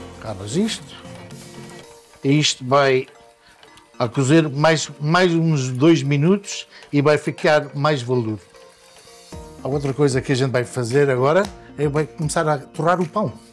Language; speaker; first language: Portuguese; early bilingual, heritage; Portuguese